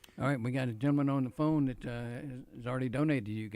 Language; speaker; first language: English; native; English